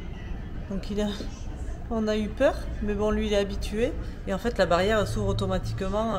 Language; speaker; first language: French; native; French